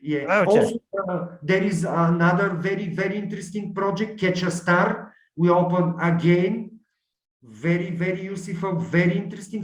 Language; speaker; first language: English; non-native, learner; Bulgarian